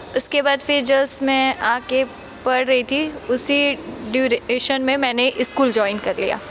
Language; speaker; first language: Hindi; native; Hindi